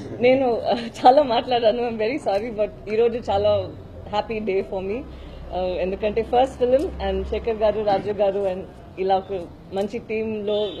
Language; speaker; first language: Telugu; non-native, fluent; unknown